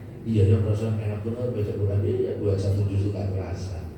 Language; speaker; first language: Indonesian; native; Indonesian